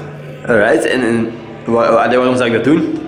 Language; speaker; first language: Dutch; native; Dutch